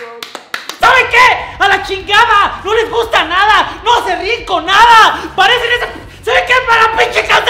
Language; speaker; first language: Spanish; native; Spanish